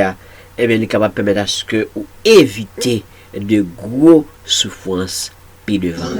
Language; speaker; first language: French; non-native, local second language; Haitian Creole